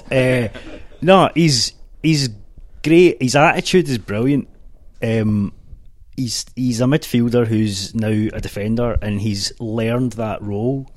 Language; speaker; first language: English; native; English